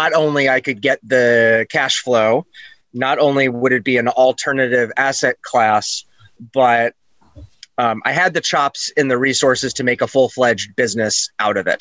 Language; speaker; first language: English; native; English